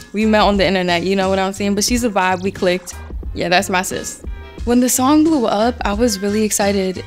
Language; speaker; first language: English; native; English